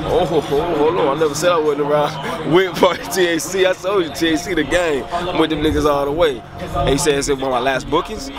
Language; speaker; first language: English; native; English